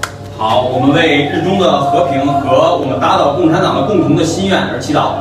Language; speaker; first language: Chinese; native; Chinese